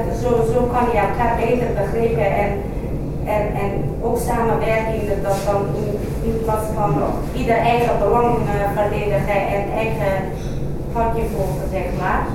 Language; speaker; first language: Dutch; non-native, fluent; Kurdish